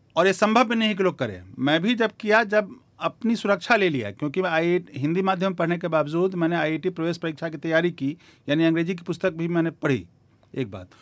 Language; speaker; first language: Hindi; native; Hindi